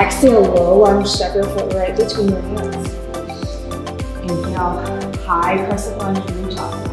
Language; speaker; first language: English; native; English